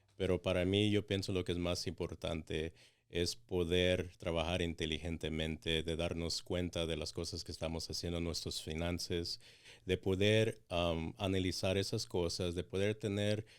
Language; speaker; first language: Spanish; early bilingual, heritage; Spanish